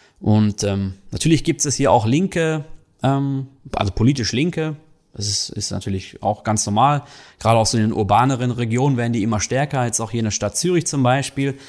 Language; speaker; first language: German; native; German